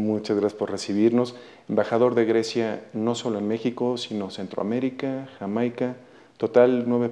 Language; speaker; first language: Spanish; native; Spanish